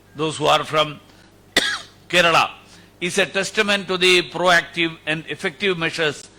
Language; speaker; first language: English; non-native, local second language; Malayalam